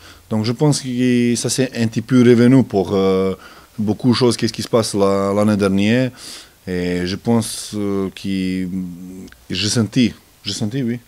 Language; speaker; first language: French; non-native, learner; Serbian